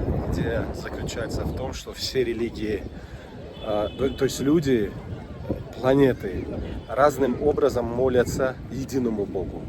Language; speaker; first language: Russian; non-native, fluent; Tajik